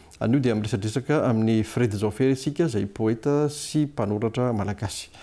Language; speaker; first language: Malagasy; native; Malagasy